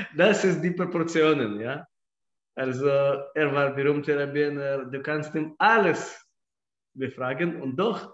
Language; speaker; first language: German; non-native, fluent; Russian